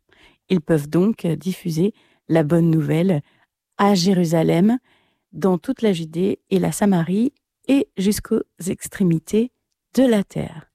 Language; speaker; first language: French; native; French